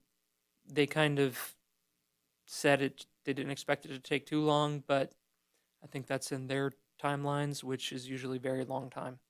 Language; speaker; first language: English; native; English